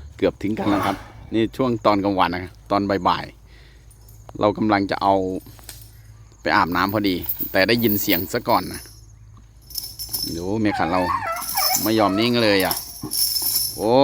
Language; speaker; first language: Thai; native; Thai